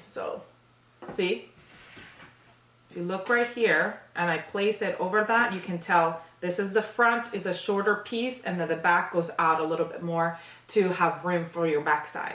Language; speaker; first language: English; native; English